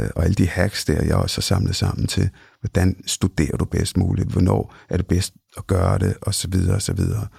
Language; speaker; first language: Danish; early bilingual, other home language; Punjabi